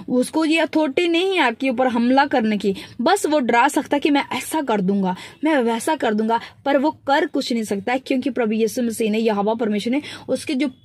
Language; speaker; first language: Hindi; non-native, local second language; Punjabi